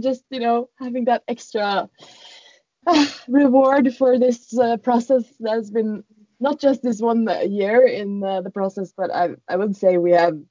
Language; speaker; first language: English; non-native, fluent; Norwegian